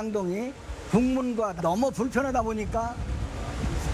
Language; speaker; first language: Korean; native; Korean